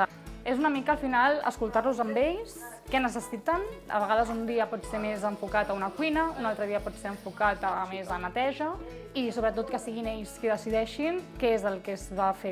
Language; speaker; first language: Catalan; native; Catalan